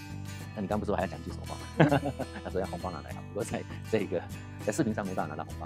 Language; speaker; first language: Chinese; native; Chinese